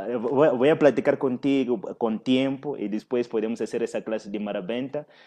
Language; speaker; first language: Spanish; non-native, fluent; Portuguese